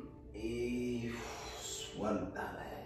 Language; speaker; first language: Spanish; non-native, learner; English